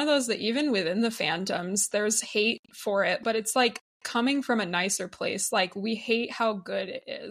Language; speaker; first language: English; native; English